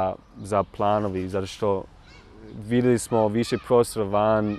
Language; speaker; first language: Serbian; non-native, learner; English